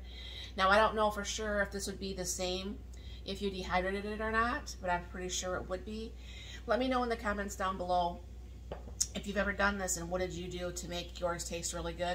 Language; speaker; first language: English; native; English